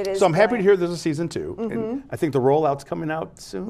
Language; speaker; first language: English; native; English